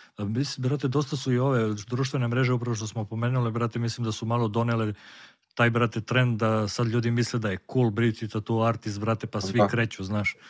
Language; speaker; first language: Serbian; native; Serbian